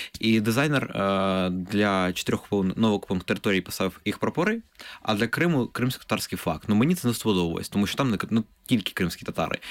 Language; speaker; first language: Ukrainian; non-native, local second language; Russian